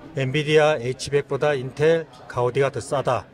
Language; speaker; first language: Korean; native; Korean